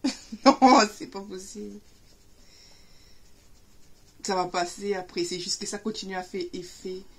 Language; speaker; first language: French; native; French